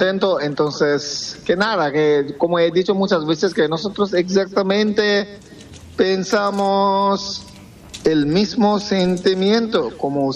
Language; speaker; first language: Spanish; non-native, fluent; Bangla